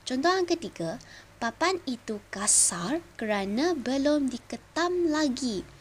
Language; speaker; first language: Indonesian; non-native, local second language; Chinese